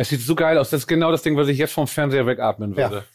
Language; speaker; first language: German; native; German